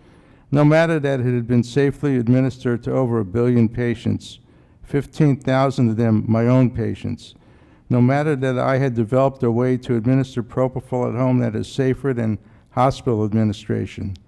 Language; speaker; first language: English; native; English